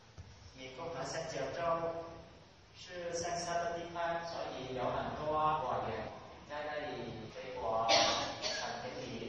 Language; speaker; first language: Chinese; non-native, learner; Vietnamese